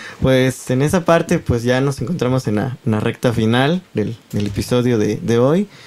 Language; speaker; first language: Spanish; native; Spanish